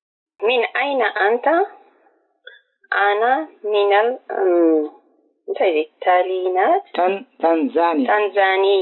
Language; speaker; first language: Arabic; non-native, learner; Tigrinya